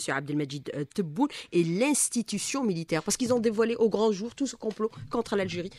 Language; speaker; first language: French; non-native, local second language; Arabic